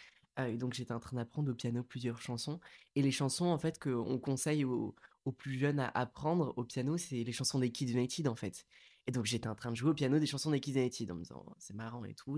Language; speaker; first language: French; native; French